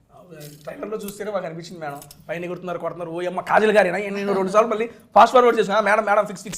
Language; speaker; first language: Telugu; native; Telugu